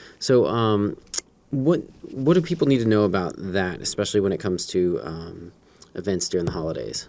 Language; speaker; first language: English; native; English